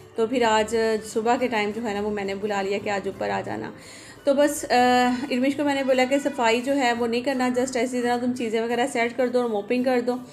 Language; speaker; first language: Urdu; native; Urdu